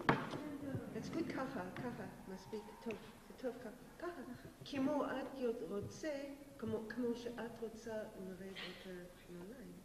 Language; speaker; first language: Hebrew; non-native, learner; English